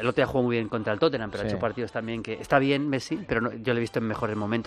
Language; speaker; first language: Spanish; native; Spanish